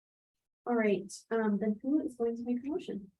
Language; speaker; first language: English; native; English